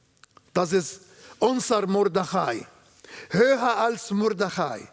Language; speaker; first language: German; non-native, learner; Arabic